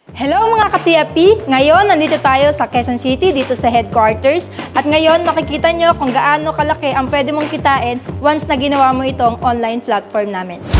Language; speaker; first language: Filipino; native; Filipino